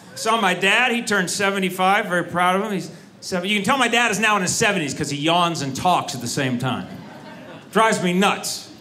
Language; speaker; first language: English; native; English